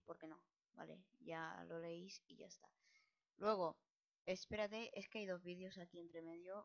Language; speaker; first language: Spanish; native; Spanish